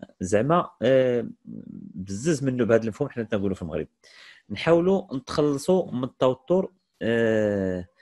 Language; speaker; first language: Arabic; native; Arabic